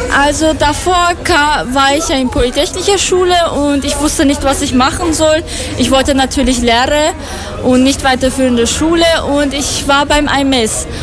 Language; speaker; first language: German; non-native, fluent; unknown